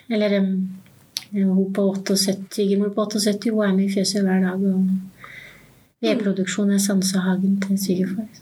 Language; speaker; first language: Norwegian; native; Norwegian